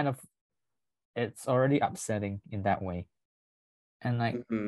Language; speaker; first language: English; non-native, local second language; Chinese